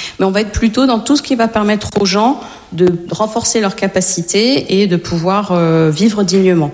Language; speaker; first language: French; native; French